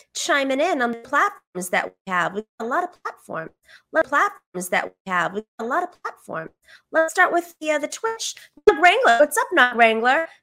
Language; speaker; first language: English; early bilingual, other home language; Greek